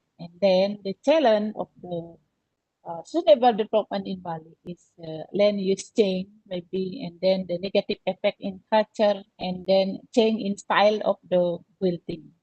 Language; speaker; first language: English; non-native, learner; Indonesian